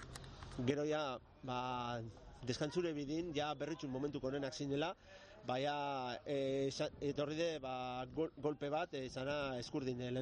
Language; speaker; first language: Basque; native; Basque